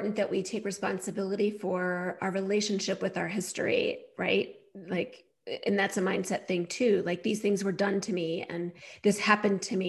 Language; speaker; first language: English; native; English